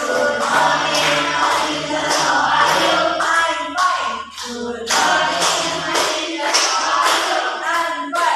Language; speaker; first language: English; non-native, learner; Indonesian